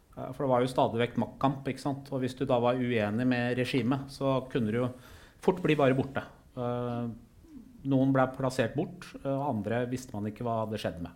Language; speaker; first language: Norwegian; early bilingual, other home language; Persian